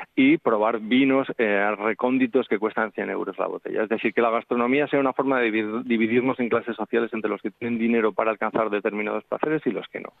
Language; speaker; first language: Spanish; native; Spanish